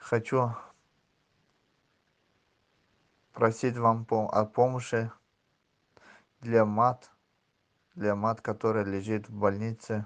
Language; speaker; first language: Russian; non-native, learner; Tajik